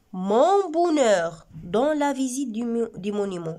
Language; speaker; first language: French; non-native, local second language; Arabic